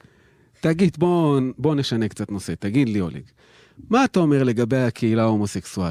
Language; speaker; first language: Hebrew; native; Hebrew